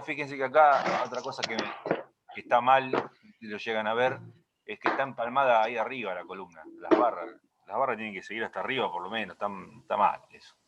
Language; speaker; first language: Spanish; native; Spanish